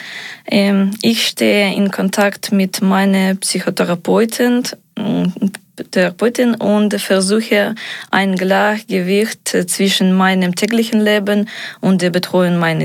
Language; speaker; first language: German; non-native, fluent; Ukrainian